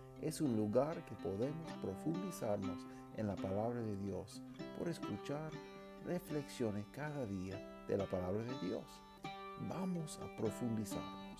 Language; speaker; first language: Spanish; non-native, fluent; English